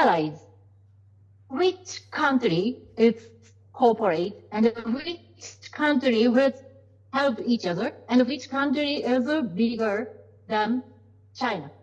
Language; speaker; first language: English; non-native, learner; Japanese